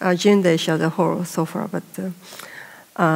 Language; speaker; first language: English; non-native, fluent; Japanese